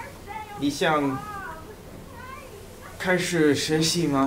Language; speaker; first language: Chinese; non-native, learner; English